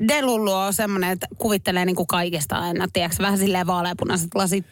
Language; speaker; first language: Finnish; native; Finnish